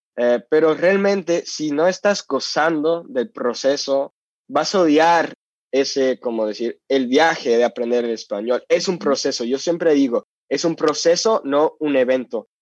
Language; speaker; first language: Spanish; non-native, fluent; English